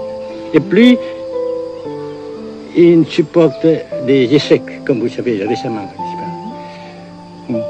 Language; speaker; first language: French; non-native, local second language; Vietnamese